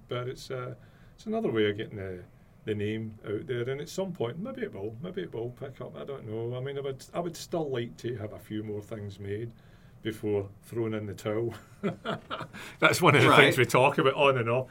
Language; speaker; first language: English; native; English